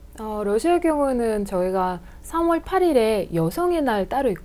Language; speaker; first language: Korean; non-native, fluent; Russian